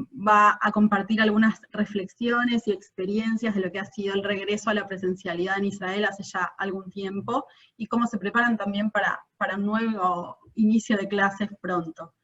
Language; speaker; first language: Spanish; native; Spanish